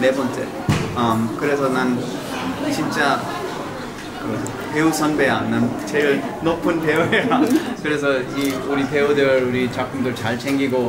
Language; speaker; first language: Korean; early bilingual, heritage; English